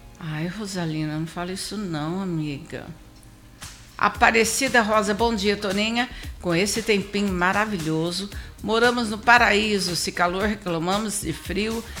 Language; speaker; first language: Portuguese; native; Portuguese